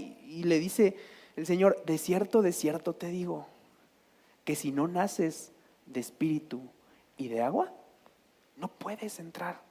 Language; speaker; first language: Spanish; native; Spanish